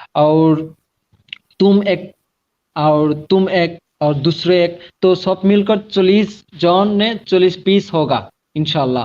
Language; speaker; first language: Hindi; non-native, learner; Bangla